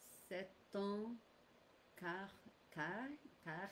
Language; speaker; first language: French; non-native, learner; English